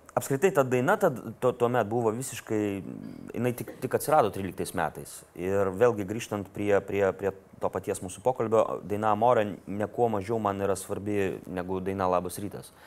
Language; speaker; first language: Lithuanian; non-native, local second language; Russian